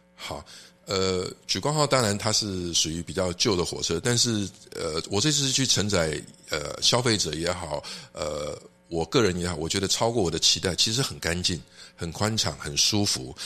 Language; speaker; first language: Chinese; native; Chinese